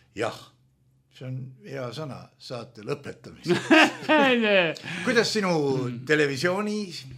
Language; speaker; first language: Estonian; native; Estonian